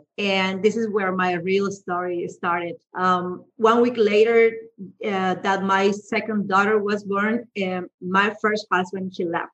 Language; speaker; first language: English; non-native, fluent; Spanish